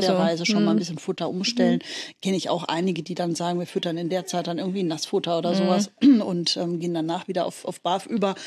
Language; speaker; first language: German; native; German